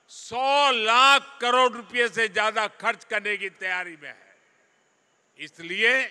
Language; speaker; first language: Hindi; non-native, local second language; Gujarati